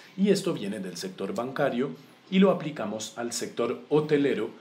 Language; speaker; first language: Spanish; non-native, fluent; English